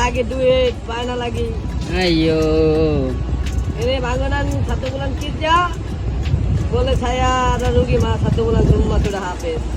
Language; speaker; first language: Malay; non-native, learner; Bangla